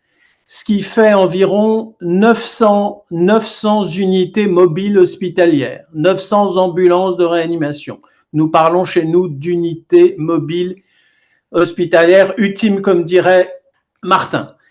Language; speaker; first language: French; native; French